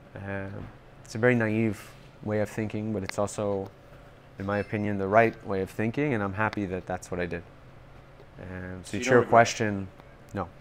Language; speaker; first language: English; native; English